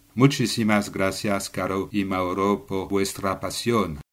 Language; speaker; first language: Spanish; non-native, learner; French